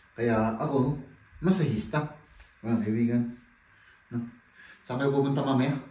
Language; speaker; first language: Filipino; native; Filipino